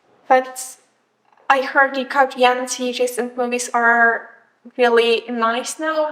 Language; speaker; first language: English; non-native, fluent; Polish